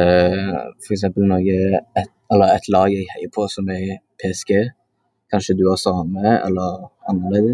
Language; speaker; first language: Norwegian; early bilingual, other home language; Indonesian